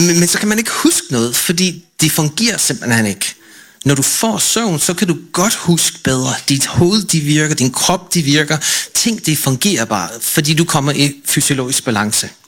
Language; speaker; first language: Danish; non-native, fluent; English